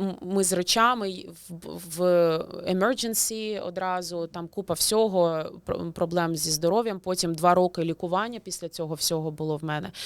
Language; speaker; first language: Ukrainian; native; Ukrainian